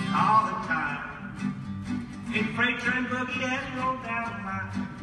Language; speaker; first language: English; native; English